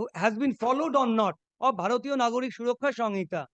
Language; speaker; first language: English; non-native, local second language; Bangla